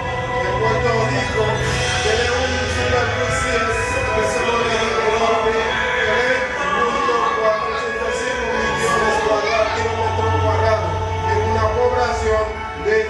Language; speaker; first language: Spanish; non-native, learner; Haitian Creole